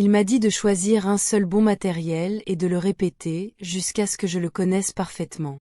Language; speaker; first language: French; non-native, fluent; Portuguese